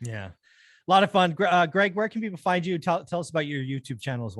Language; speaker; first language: English; native; English